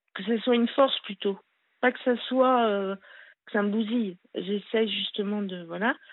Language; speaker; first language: French; native; French